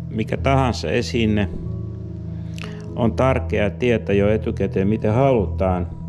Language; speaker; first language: Finnish; non-native, fluent; Serbian